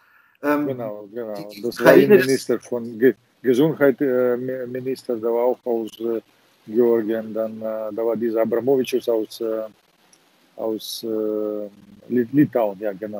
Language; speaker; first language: German; non-native, fluent; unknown